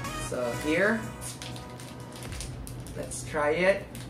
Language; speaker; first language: English; non-native, local second language; Filipino